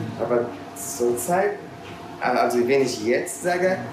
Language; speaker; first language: German; non-native, learner; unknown